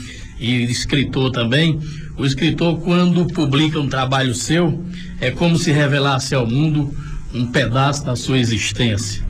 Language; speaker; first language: Portuguese; native; Portuguese